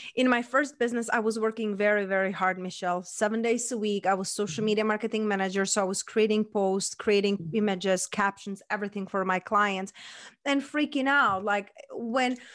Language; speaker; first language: English; non-native, fluent; Czech